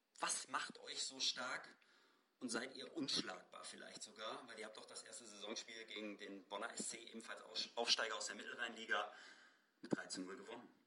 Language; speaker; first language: German; native; German